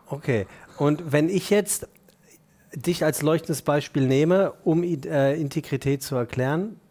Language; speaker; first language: German; native; German